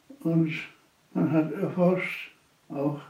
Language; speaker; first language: German; non-native, fluent; Polish